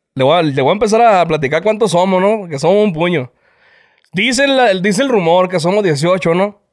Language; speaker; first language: Spanish; native; Spanish